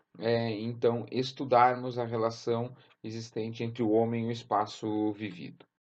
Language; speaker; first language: Portuguese; native; Portuguese